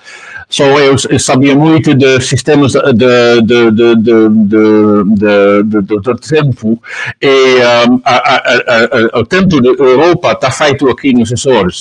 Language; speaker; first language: Portuguese; non-native, learner; Dutch